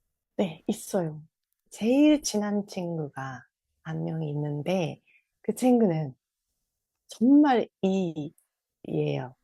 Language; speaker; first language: Korean; non-native, fluent; Japanese